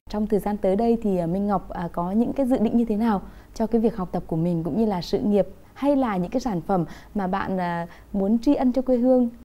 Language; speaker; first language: Vietnamese; native; Vietnamese